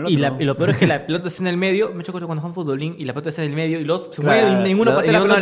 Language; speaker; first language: Spanish; native; Spanish